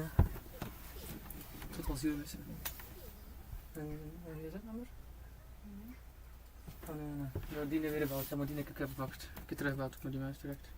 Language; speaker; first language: Dutch; native; Dutch